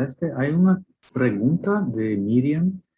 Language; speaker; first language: Spanish; non-native, fluent; Portuguese